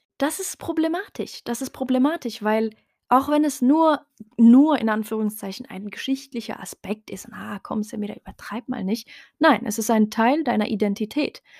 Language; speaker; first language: German; early bilingual, other home language; Riffian